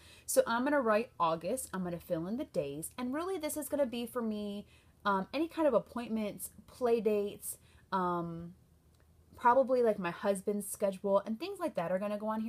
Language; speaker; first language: English; native; English